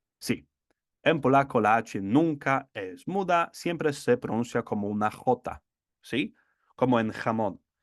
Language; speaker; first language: Spanish; non-native, fluent; Polish